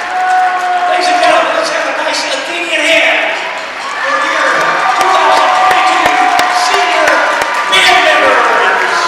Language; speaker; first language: English; native; English